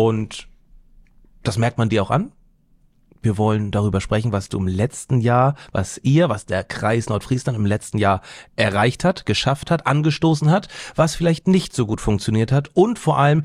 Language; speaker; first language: German; native; German